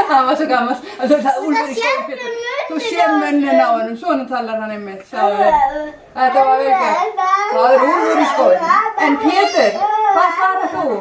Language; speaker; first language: Icelandic; non-native, fluent; Danish